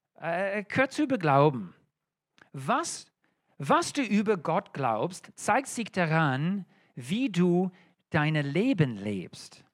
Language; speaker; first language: German; non-native, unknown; English